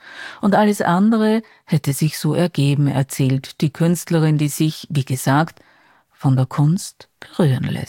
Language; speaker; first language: German; native; German